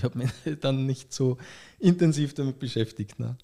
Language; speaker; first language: German; native; German